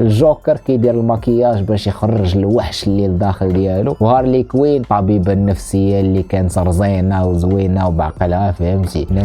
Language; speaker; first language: Arabic; native; Arabic